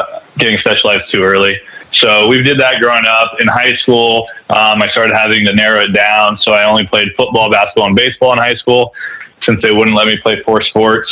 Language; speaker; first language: English; native; English